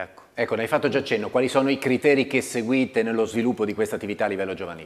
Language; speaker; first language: Italian; native; Italian